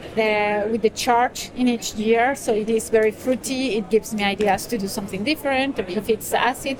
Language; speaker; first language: English; non-native, fluent; Spanish